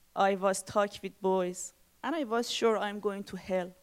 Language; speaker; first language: English; non-native, learner; Persian